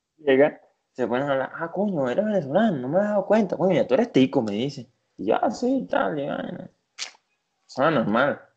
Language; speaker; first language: Spanish; native; Spanish